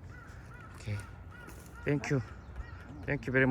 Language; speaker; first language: English; non-native, learner; Korean